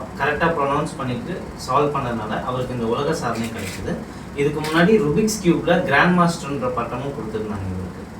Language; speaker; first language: Tamil; native; Tamil